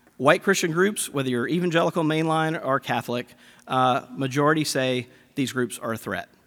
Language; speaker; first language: English; native; English